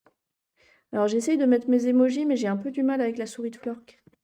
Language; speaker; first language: French; native; French